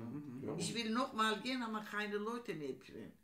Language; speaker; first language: German; non-native, learner; Turkish